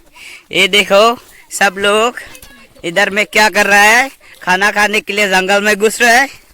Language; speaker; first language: Hindi; non-native, local second language; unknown